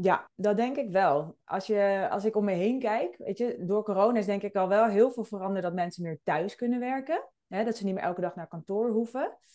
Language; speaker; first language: Dutch; native; Dutch